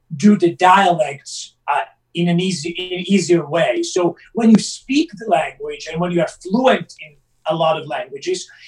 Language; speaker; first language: English; non-native, fluent; Italian